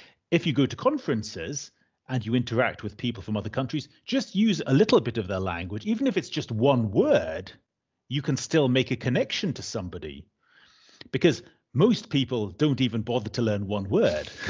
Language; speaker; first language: English; native; English